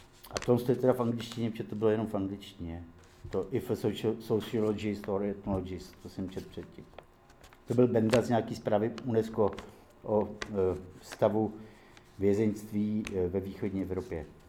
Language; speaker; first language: Czech; native; Czech